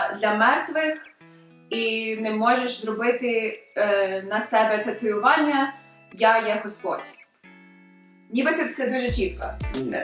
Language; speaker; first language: Ukrainian; early bilingual, other home language; English